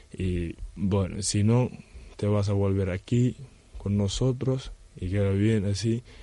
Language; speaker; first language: Spanish; non-native, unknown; Wolof